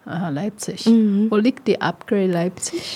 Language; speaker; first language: German; non-native, learner; Chinese